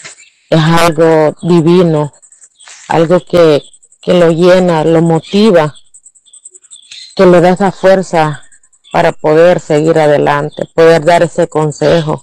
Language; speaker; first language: Spanish; native; Spanish